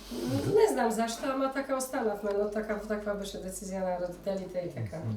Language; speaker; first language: Macedonian; early bilingual, heritage; Polish